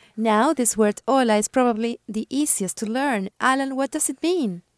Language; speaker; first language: English; non-native, fluent; Spanish